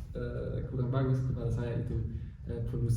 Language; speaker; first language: Indonesian; non-native, fluent; German